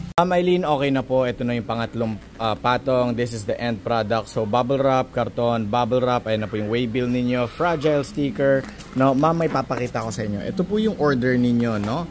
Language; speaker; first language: Filipino; non-native, local second language; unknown